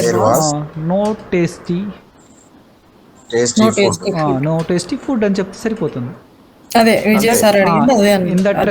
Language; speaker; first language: Telugu; native; Telugu